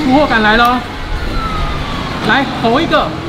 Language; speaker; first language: Chinese; native; Chinese